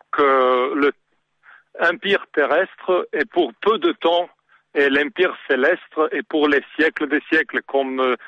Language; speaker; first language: French; non-native, learner; Serbian